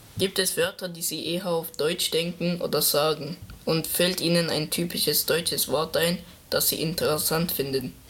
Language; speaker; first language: German; native; German